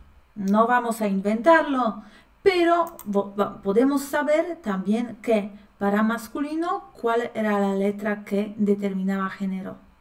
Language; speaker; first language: Spanish; non-native, fluent; Polish